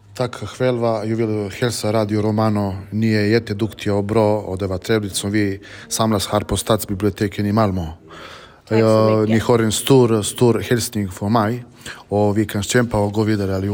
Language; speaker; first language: Swedish; non-native, fluent; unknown